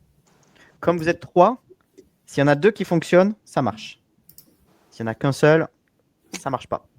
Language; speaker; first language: French; native; French